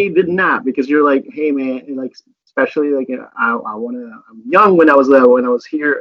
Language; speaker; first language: English; non-native, local second language; Filipino